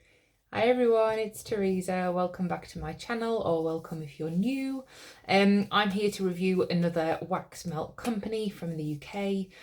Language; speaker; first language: English; native; English